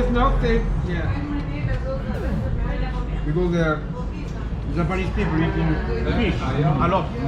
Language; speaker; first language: English; non-native, learner; Japanese